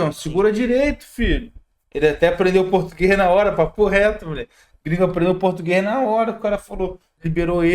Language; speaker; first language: Portuguese; native; Portuguese